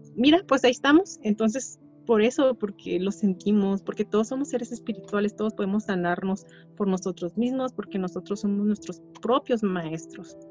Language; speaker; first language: Spanish; native; Spanish